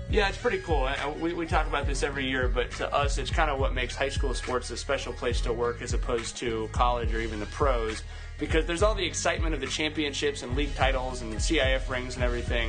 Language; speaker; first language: English; native; English